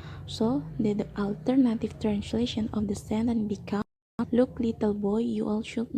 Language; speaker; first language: English; non-native, learner; Indonesian